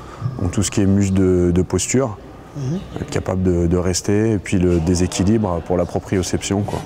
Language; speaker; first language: French; native; French